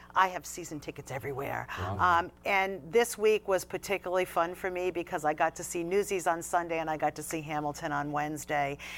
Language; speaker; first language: English; native; English